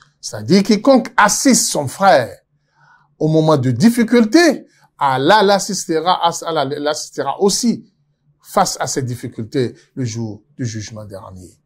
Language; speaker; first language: French; non-native, local second language; Yoruba